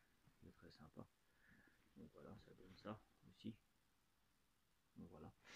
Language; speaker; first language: French; native; French